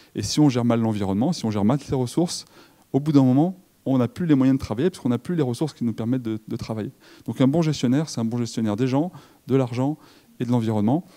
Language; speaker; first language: French; native; French